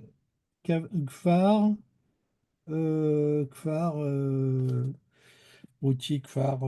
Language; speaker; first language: Hebrew; non-native, learner; French